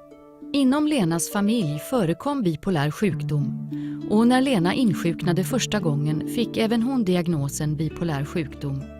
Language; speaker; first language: Swedish; native; Swedish